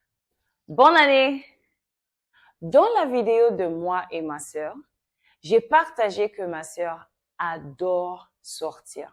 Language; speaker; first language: French; non-native, fluent; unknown